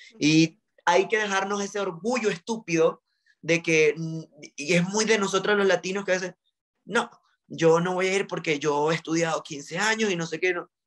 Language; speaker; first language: Spanish; native; Spanish